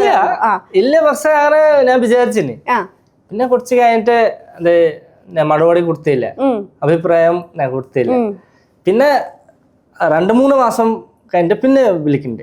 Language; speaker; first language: Malayalam; non-native, local second language; Bangla